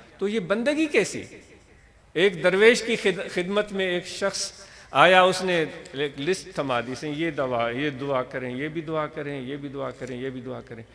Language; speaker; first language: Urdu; non-native, local second language; Sindhi